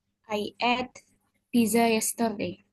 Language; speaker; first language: English; non-native, learner; Indonesian